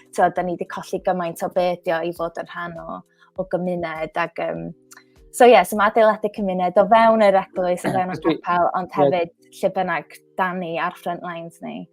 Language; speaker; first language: Welsh; non-native, local second language; English